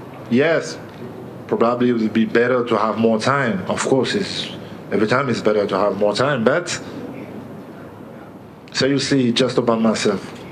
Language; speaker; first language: English; non-native, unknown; French